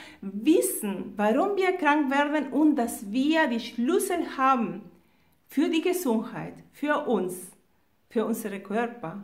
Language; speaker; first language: German; non-native, fluent; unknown